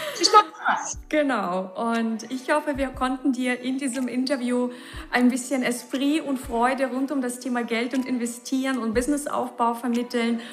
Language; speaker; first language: German; native; German